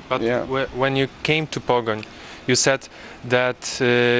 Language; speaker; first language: English; non-native, learner; Polish